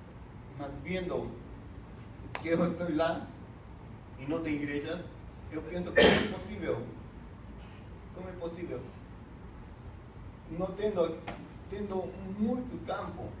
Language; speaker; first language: Portuguese; non-native, fluent; Spanish